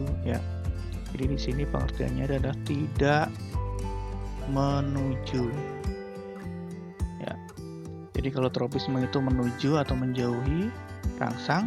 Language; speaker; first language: Indonesian; native; Indonesian